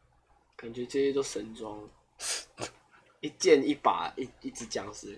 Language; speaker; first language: Chinese; native; Chinese